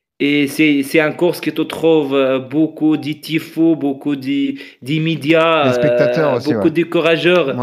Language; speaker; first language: French; non-native, fluent; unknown